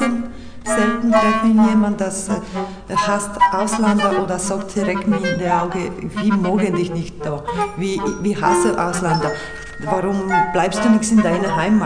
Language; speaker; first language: German; non-native, learner; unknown